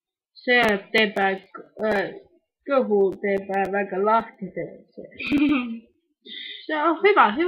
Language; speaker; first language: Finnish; non-native, learner; Estonian